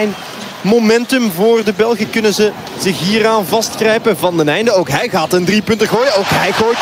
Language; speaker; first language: Dutch; native; Dutch